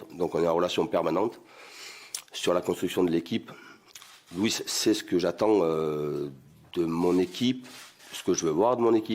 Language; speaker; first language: French; native; French